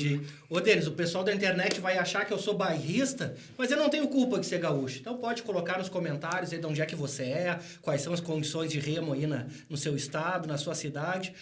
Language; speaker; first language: Portuguese; native; Portuguese